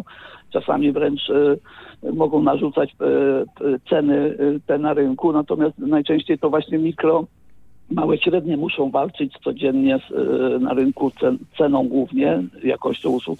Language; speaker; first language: Polish; native; Polish